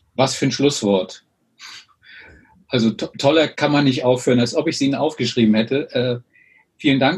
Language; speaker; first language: German; native; German